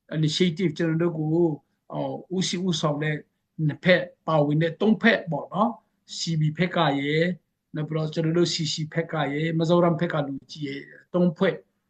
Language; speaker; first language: Burmese; non-native, local second language; Hakha Chin